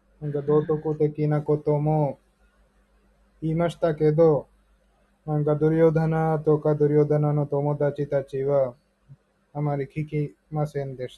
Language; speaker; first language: Japanese; non-native, learner; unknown